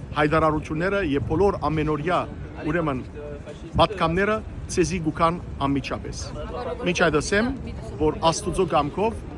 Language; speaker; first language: Armenian; early bilingual, heritage; Armenian